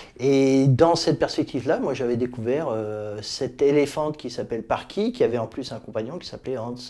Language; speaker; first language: French; native; French